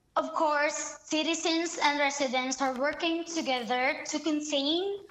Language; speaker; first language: English; non-native, local second language; Filipino